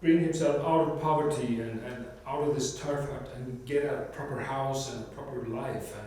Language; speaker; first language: English; non-native, fluent; Icelandic